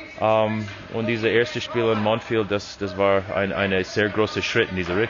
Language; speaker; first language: German; non-native, learner; English